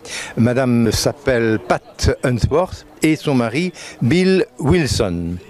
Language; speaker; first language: French; native; French